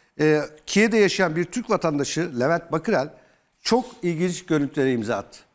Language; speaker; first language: Turkish; native; Turkish